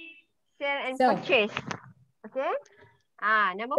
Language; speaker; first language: English; non-native, learner; Malay